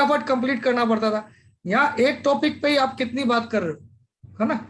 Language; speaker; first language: Hindi; native; Hindi